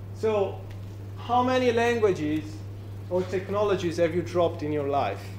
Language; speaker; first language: English; non-native, fluent; Italian